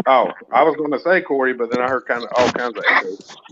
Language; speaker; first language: English; native; English